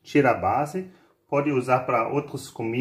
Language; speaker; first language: Portuguese; non-native, fluent; German